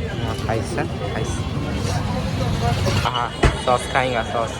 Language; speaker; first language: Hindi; non-native, learner; Bangla